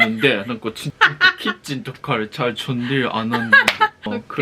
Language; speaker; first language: Korean; non-native, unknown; Japanese